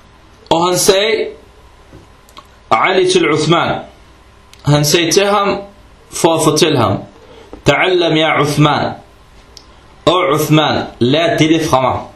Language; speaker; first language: Danish; early bilingual, other home language; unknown